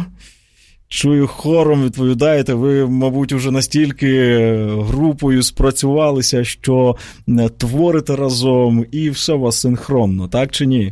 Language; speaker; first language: Ukrainian; native; Ukrainian